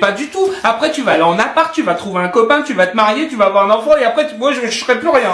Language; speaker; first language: French; native; French